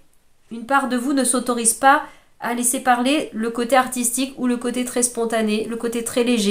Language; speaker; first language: French; native; French